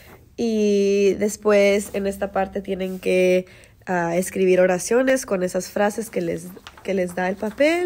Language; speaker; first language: Spanish; early bilingual, heritage; Spanish